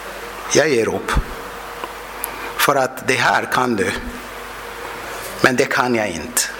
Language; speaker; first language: Swedish; non-native, fluent; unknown